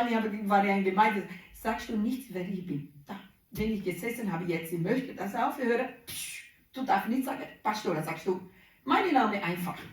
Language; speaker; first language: German; non-native, learner; Portuguese